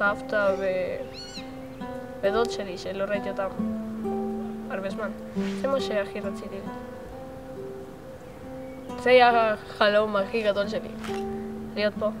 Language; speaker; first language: Hebrew; non-native, learner; Spanish